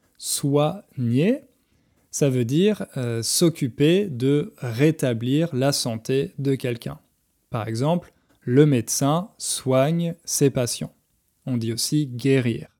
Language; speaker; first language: French; native; French